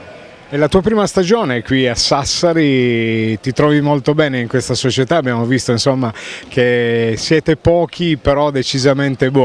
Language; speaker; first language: Italian; native; Italian